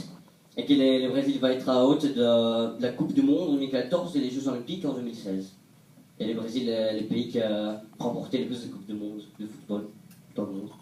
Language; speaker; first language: French; non-native, fluent; Portuguese